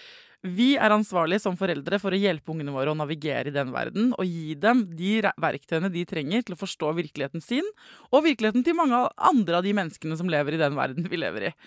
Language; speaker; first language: Norwegian; native; Norwegian